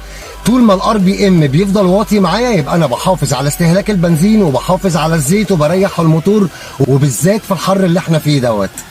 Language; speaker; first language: Arabic; native; Arabic